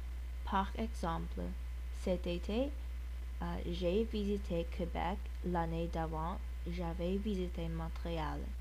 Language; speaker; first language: French; non-native, learner; English